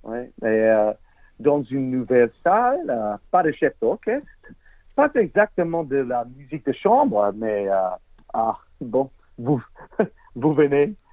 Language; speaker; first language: French; non-native, learner; English